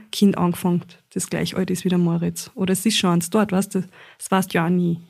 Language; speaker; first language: German; native; German